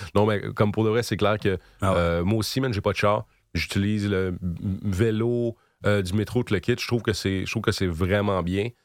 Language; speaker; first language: French; native; French